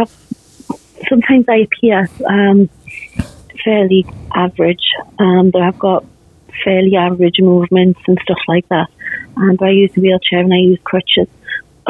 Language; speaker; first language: English; native; English